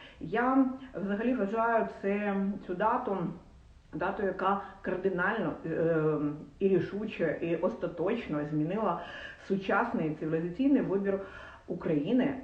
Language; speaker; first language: Ukrainian; non-native, local second language; Russian